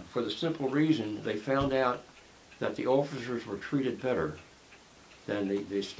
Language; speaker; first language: English; native; English